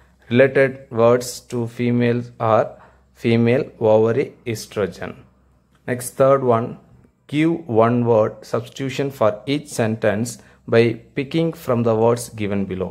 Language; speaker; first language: English; non-native, local second language; Tamil